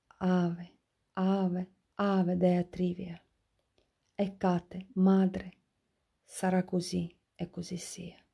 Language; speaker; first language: Italian; non-native, fluent; Russian